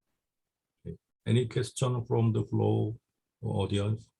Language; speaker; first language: English; non-native, fluent; Korean